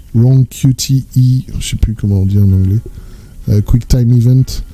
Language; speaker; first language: English; non-native, learner; French